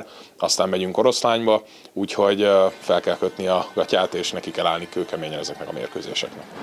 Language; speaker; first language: Hungarian; native; Hungarian